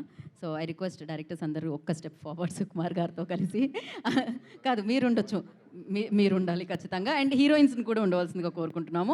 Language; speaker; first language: Telugu; native; Telugu